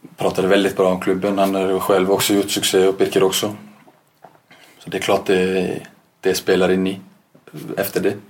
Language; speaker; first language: Swedish; non-native, fluent; Icelandic